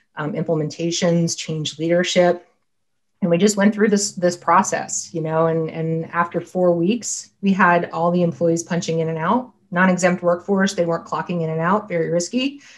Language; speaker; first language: English; native; English